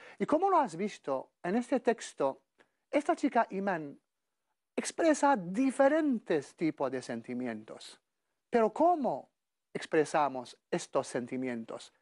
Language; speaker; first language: Spanish; non-native, fluent; Arabic